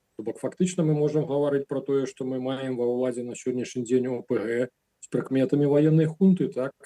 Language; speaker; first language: Belarusian; non-native, local second language; Russian